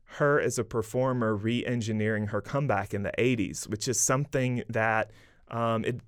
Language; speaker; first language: English; native; English